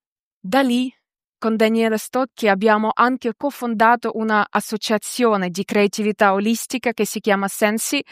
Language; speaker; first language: Italian; non-native, fluent; Ukrainian